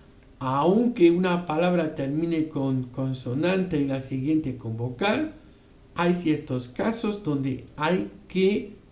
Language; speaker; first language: Spanish; non-native, fluent; French